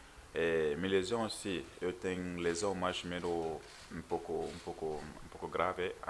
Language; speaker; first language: Portuguese; non-native, learner; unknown